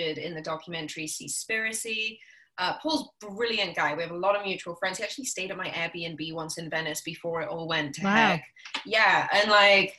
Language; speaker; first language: English; native; English